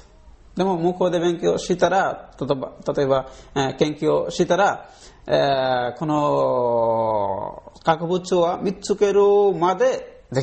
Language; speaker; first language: Japanese; non-native, learner; Bangla